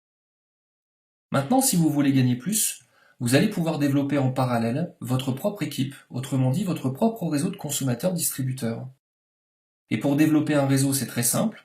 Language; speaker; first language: French; native; French